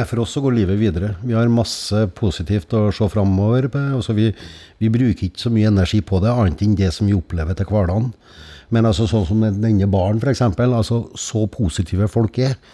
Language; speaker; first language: Norwegian; native; Norwegian